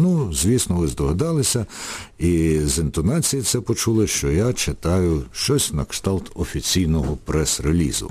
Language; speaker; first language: Ukrainian; native; Ukrainian